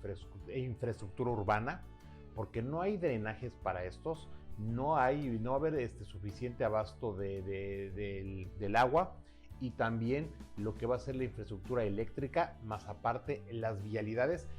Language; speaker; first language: Spanish; native; Spanish